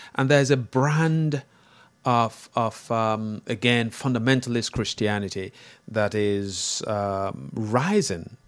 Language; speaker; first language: English; non-native, local second language; Igbo